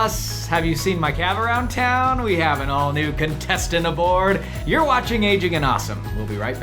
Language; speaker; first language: English; native; English